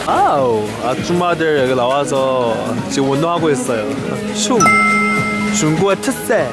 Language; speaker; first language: Korean; non-native, fluent; Chinese